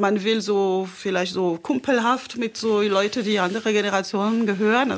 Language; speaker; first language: German; non-native, fluent; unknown